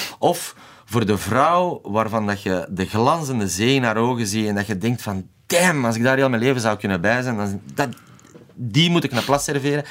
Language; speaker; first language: Dutch; native; Dutch